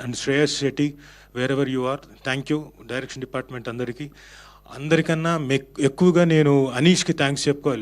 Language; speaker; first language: Telugu; native; Telugu